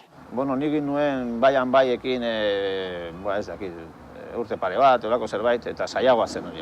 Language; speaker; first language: Basque; non-native, local second language; Spanish